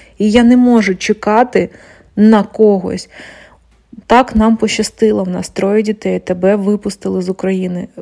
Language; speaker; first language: Ukrainian; non-native, local second language; Russian